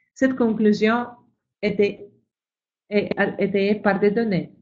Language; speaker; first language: French; non-native, fluent; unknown